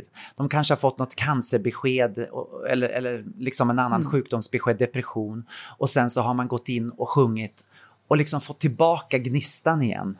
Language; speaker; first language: Swedish; native; Swedish